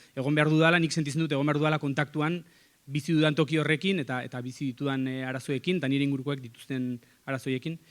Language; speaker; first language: Basque; native; Basque